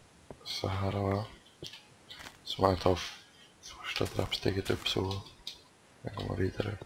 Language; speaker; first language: Swedish; native; Swedish